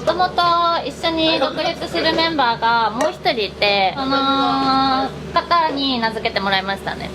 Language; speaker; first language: Japanese; native; Japanese